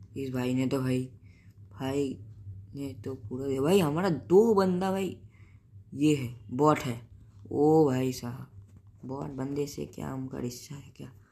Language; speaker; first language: Hindi; native; Hindi